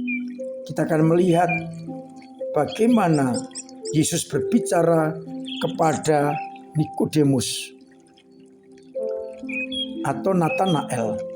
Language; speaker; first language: Indonesian; non-native, local second language; Javanese